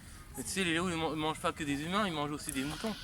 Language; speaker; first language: French; native; French